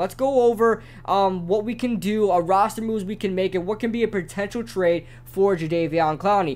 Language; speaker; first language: English; native; English